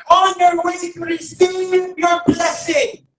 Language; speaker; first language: English; non-native, local second language; Filipino